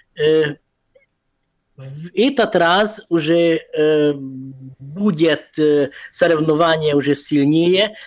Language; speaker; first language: Russian; non-native, fluent; Hungarian